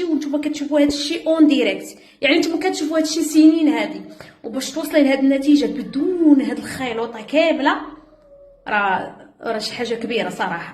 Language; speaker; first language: Arabic; native; Arabic